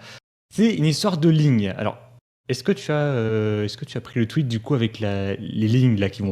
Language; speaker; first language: French; native; French